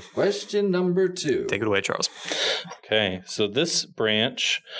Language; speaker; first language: English; native; English